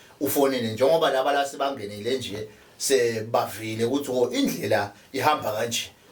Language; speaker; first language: Zulu; non-native, local second language; Swati